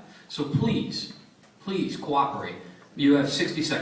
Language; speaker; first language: English; native; English